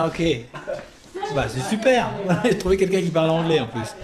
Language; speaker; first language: French; native; French